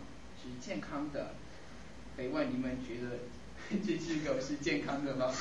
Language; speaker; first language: Chinese; non-native, fluent; English